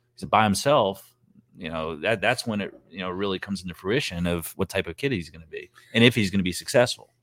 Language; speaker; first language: English; native; English